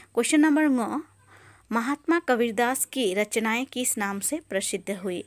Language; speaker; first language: Hindi; non-native, local second language; Assamese